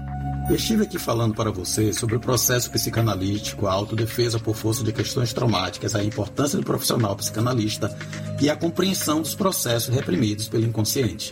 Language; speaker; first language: Portuguese; native; Portuguese